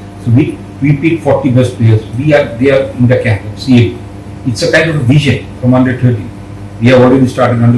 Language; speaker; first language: English; non-native, local second language; Bangla